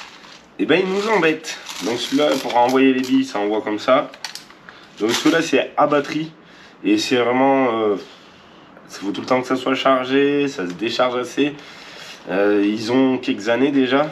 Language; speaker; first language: French; native; French